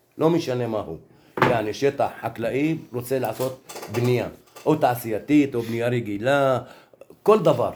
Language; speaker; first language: Hebrew; non-native, local second language; Arabic